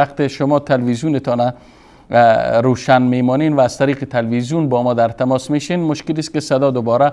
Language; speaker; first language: Persian; native; Persian